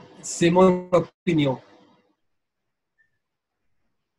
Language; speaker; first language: French; non-native, fluent; English